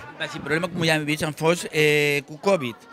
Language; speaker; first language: Romanian; non-native, learner; Spanish